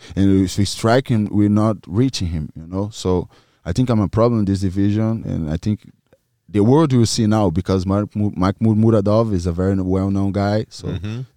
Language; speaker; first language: English; non-native, fluent; Portuguese